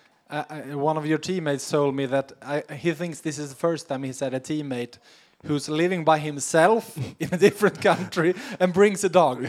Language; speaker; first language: English; non-native, fluent; Swedish